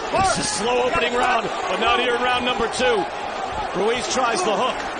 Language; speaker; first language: English; native; English